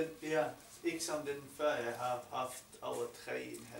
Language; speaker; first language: Danish; non-native, learner; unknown